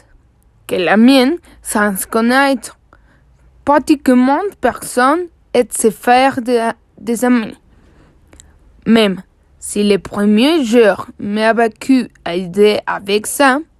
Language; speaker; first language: French; non-native, learner; Spanish